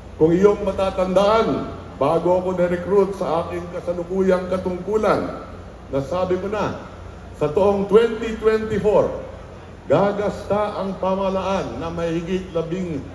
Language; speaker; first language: Filipino; native; Filipino